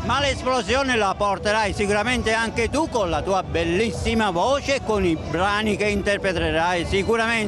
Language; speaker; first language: Italian; native; Italian